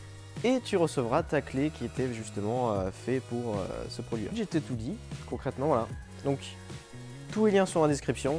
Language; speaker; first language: French; native; French